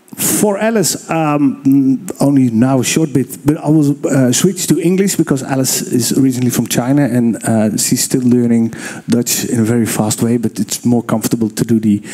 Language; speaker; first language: English; non-native, fluent; Dutch